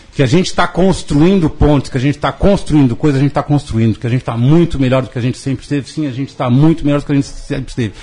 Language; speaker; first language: Portuguese; native; Portuguese